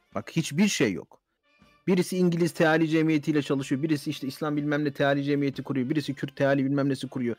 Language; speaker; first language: Turkish; early bilingual, heritage; Turkish